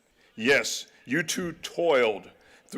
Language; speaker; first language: English; native; English